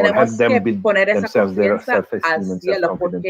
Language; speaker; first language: Spanish; non-native, learner; English